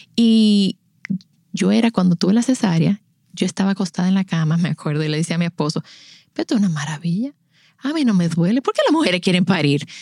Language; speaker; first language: Spanish; native; Spanish